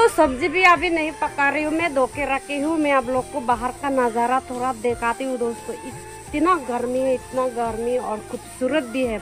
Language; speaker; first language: Hindi; non-native, local second language; Chakma